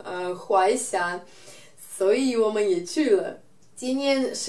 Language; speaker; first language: Chinese; non-native, fluent; Russian